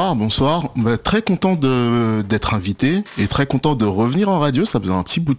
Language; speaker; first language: French; native; French